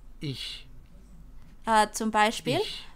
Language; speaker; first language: German; non-native, learner; English